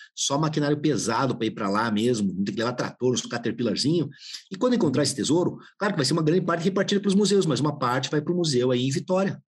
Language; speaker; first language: Portuguese; native; Portuguese